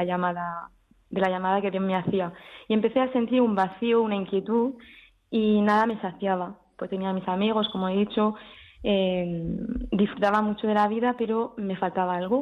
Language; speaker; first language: Spanish; early bilingual, heritage; French